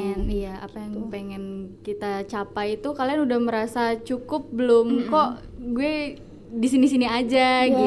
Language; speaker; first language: Indonesian; native; Indonesian